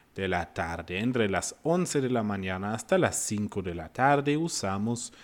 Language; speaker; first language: Spanish; non-native, fluent; German